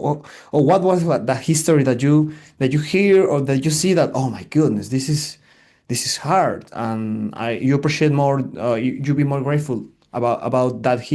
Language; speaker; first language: English; non-native, learner; Spanish